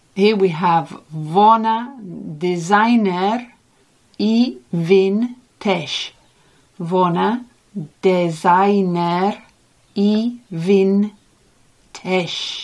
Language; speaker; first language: Ukrainian; non-native, learner; English